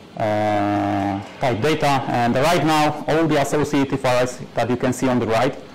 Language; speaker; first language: English; non-native, fluent; Polish